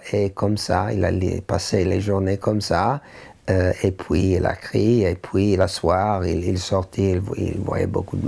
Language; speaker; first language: French; non-native, learner; English